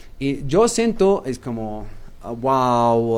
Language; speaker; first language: Spanish; non-native, learner; Arabic